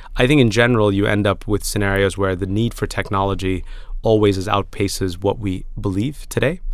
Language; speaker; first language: English; early bilingual, other home language; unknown